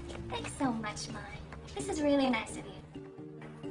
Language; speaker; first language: English; non-native, fluent; Japanese